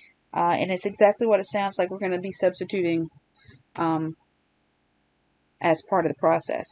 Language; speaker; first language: English; native; English